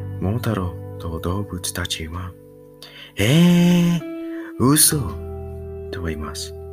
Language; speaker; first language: Japanese; non-native, learner; English